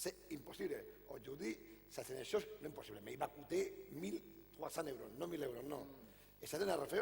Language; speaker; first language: French; non-native, fluent; Catalan